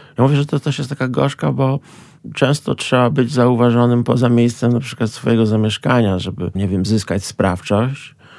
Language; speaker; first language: Polish; native; Polish